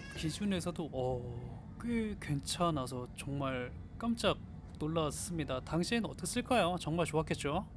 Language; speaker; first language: Korean; native; Korean